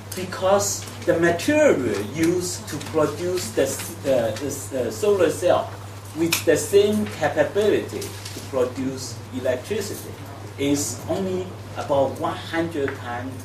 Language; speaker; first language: English; non-native, fluent; Chinese